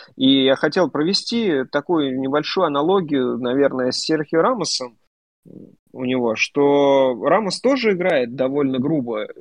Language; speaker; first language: Russian; native; Russian